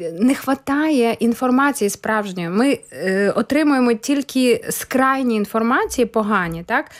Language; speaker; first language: Ukrainian; native; Ukrainian